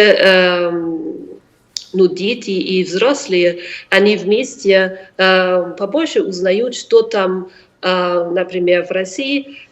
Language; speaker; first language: Russian; non-native, fluent; German